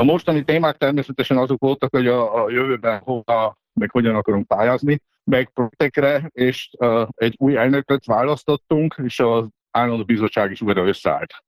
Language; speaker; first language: Hungarian; native; Hungarian